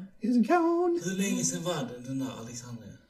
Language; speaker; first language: Swedish; early bilingual, other home language; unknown